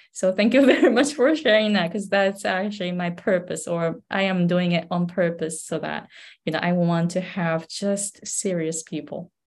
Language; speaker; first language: English; non-native, fluent; Japanese